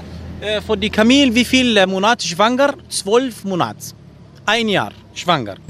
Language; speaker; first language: German; non-native, learner; Arabic